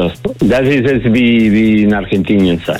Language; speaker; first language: German; non-native, learner; Spanish